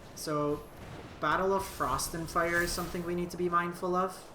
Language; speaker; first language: English; native; English